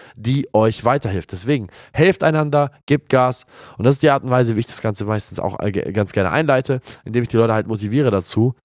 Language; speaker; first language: German; native; German